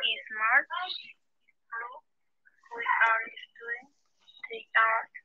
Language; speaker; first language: English; non-native, learner; Spanish